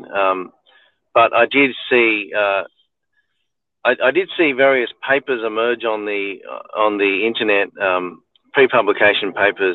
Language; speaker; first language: English; native; English